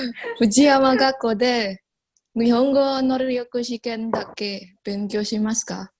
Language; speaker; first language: Japanese; non-native, learner; Indonesian